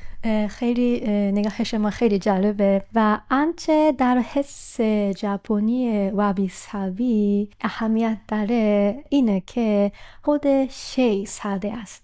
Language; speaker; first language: Persian; non-native, fluent; Japanese